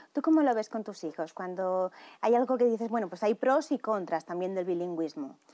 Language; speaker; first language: Spanish; native; Spanish